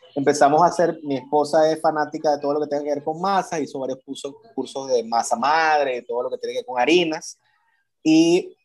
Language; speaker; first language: Spanish; native; Spanish